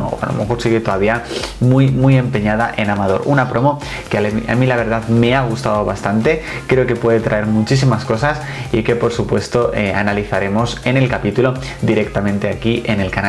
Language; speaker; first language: Spanish; native; Spanish